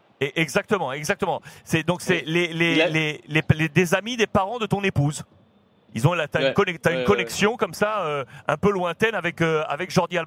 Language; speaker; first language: French; native; French